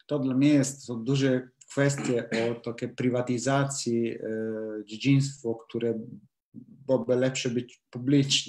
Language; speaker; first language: Polish; non-native, learner; Italian